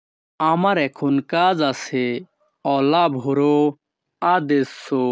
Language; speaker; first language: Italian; non-native, fluent; Bangla